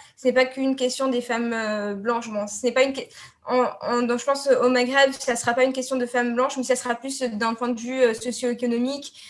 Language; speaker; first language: French; non-native, local second language; Arabic